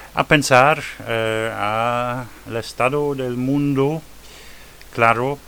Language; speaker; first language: Spanish; non-native, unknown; French